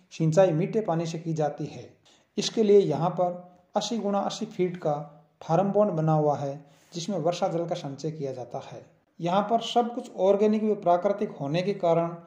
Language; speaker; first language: Hindi; native; Hindi